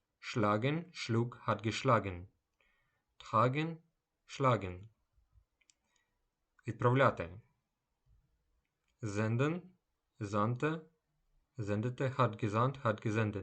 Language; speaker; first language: German; non-native, fluent; Ukrainian